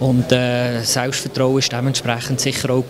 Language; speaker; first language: German; native; German